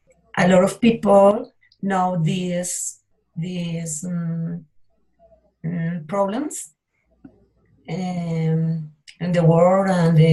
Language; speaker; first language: English; non-native, learner; Spanish